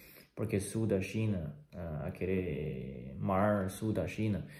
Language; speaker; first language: Portuguese; non-native, fluent; Chinese